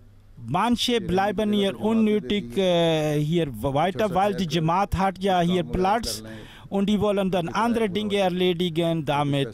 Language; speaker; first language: German; non-native, fluent; Urdu